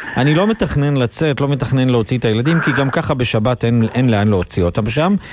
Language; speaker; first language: Hebrew; native; Hebrew